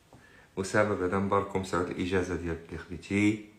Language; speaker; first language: Arabic; native; Arabic